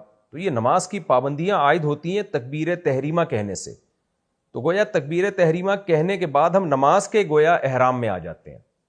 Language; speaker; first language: Urdu; native; Urdu